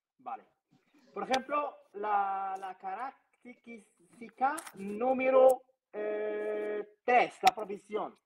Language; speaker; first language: Spanish; non-native, learner; Arabic